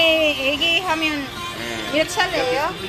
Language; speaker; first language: Korean; non-native, fluent; Filipino